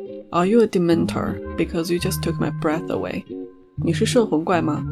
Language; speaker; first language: English; non-native, fluent; Chinese